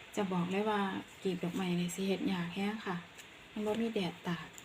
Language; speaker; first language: Thai; non-native, local second language; Northeastern Thai